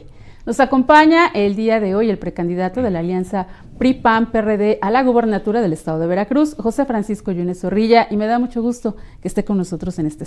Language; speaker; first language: Spanish; native; Spanish